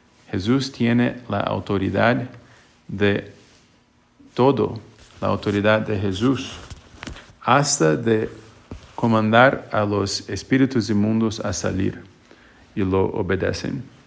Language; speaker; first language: Spanish; non-native, fluent; English